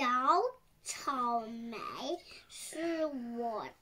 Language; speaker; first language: Chinese; early bilingual, heritage; Chinese